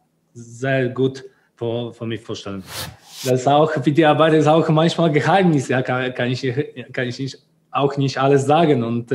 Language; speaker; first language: German; non-native, fluent; Polish